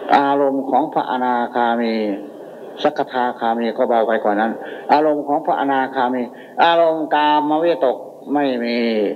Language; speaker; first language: Thai; native; Thai